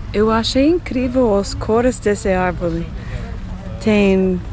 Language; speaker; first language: Portuguese; non-native, fluent; English